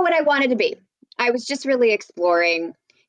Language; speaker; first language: English; native; English